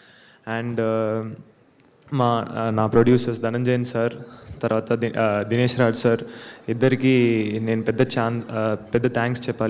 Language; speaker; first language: Telugu; non-native, learner; Tamil